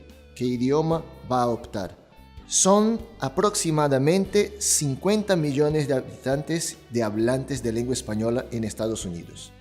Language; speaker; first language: Spanish; non-native, fluent; Portuguese